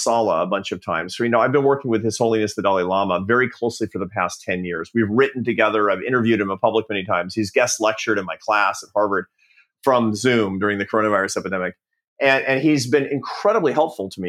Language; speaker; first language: English; native; English